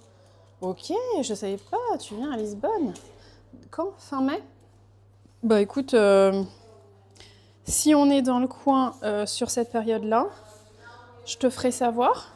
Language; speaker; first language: French; native; French